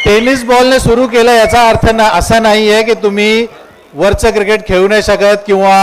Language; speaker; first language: Marathi; native; Marathi